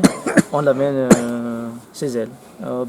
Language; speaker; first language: French; non-native, local second language; Malagasy